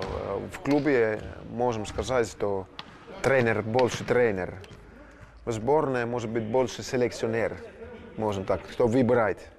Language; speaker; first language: Russian; non-native, fluent; Finnish